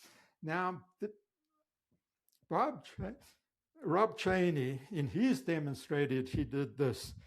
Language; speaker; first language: English; native; English